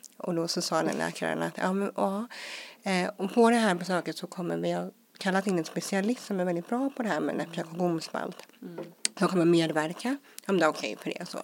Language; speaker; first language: Swedish; early bilingual, other home language; English